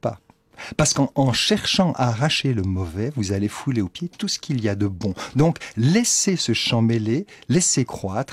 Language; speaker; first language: French; native; French